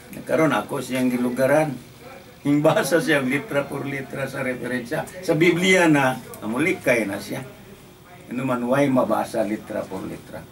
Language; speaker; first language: Cebuano; native; Cebuano